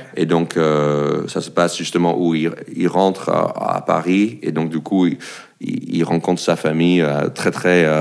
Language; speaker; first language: French; non-native, fluent; English